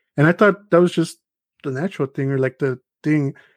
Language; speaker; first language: English; early bilingual, other home language; Spanish